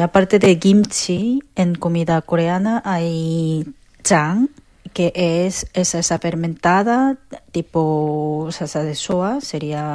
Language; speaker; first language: Spanish; non-native, learner; Korean